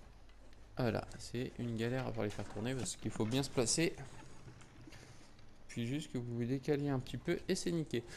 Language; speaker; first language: French; native; French